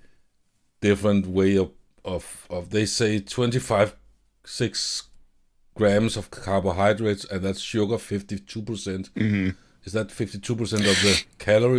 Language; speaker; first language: English; non-native, fluent; Danish